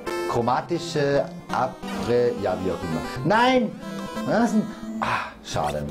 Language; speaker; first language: German; native; German